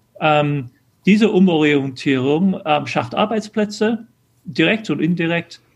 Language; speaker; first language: German; early bilingual, other home language; English